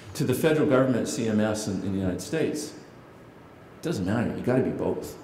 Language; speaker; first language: English; native; English